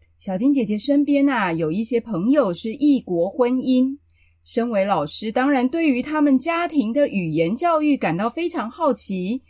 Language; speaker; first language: Chinese; native; Chinese